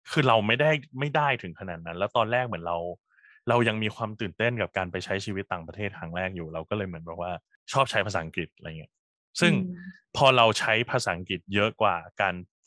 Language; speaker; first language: Thai; native; Thai